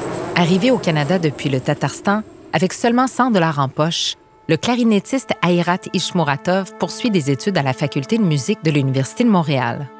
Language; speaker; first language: French; native; French